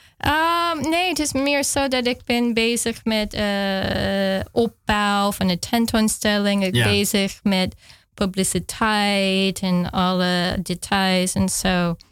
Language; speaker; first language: Dutch; non-native, fluent; English